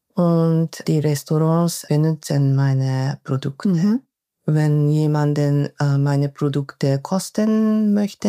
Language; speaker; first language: German; non-native, learner; Japanese